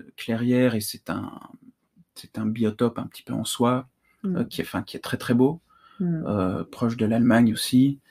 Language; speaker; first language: French; native; French